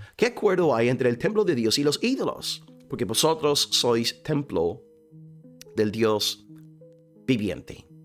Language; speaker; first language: Spanish; non-native, fluent; English